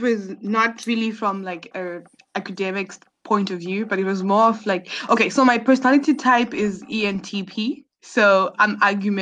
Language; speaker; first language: English; non-native, local second language; Shona